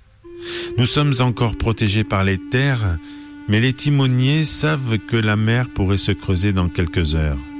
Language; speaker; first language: French; native; French